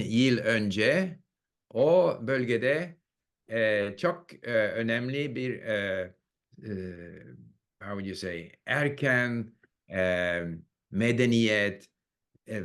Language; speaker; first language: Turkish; non-native, learner; English